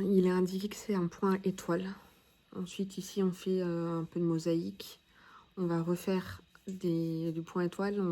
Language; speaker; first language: French; native; French